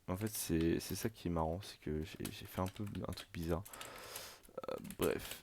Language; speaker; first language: French; native; French